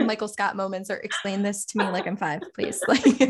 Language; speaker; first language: English; native; English